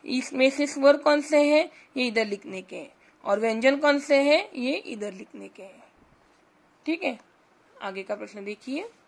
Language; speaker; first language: Hindi; non-native, local second language; Marathi